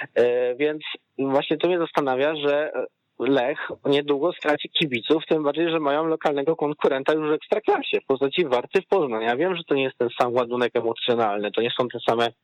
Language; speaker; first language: Polish; native; Polish